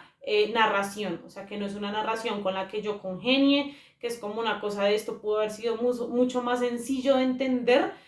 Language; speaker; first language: Spanish; native; Spanish